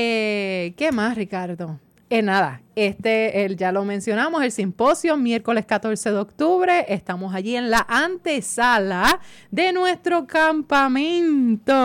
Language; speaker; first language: Spanish; native; Spanish